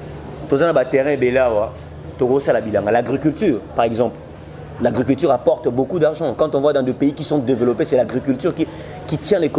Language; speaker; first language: French; non-native, local second language; Lingala